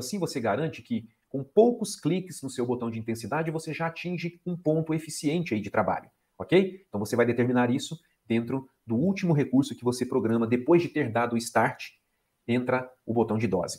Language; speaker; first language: Portuguese; native; Portuguese